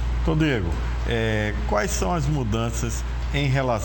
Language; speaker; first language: Portuguese; native; Portuguese